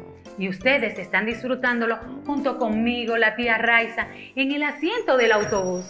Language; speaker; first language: Spanish; native; Spanish